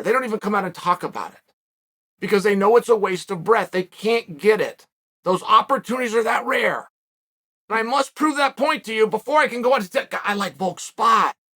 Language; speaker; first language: English; native; English